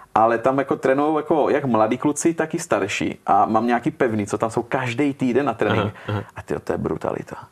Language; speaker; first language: Czech; early bilingual, heritage; Italian